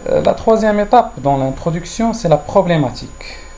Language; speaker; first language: French; non-native, local second language; Arabic